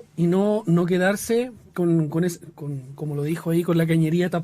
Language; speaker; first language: Spanish; native; Spanish